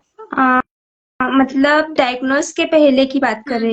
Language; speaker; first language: Hindi; native; Hindi